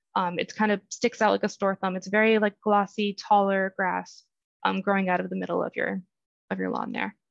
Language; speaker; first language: English; native; English